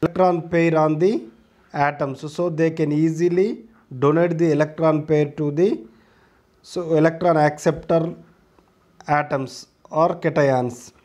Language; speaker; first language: English; non-native, local second language; Telugu